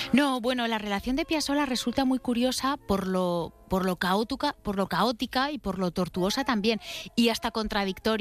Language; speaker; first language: Spanish; native; Spanish